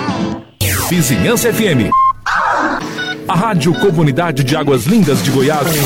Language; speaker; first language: Portuguese; native; Portuguese